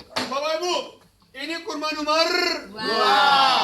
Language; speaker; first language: Indonesian; non-native, learner; Arabic